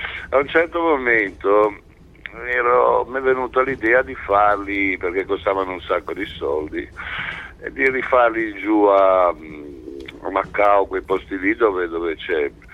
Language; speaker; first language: Italian; native; Italian